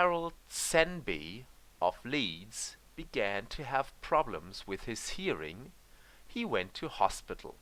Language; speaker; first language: English; non-native, fluent; German